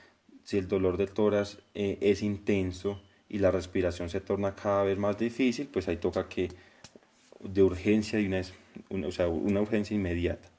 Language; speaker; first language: Spanish; native; Spanish